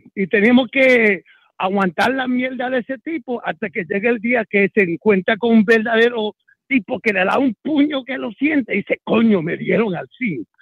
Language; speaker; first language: Spanish; native; Spanish